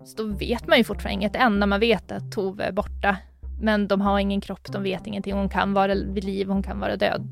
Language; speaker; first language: Swedish; native; Swedish